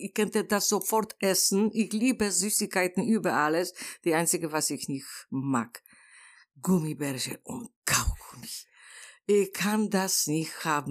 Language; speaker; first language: German; non-native, learner; Polish